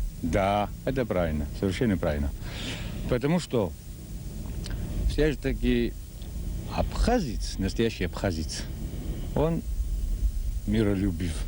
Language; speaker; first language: Russian; non-native, local second language; Abkhazian